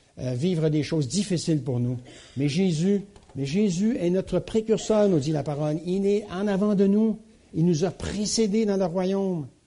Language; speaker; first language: French; native; French